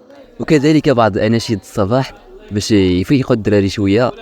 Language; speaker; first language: Arabic; native; Arabic